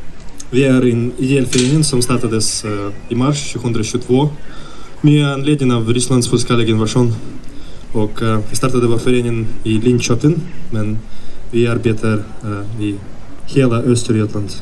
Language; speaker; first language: Swedish; non-native, fluent; Ukrainian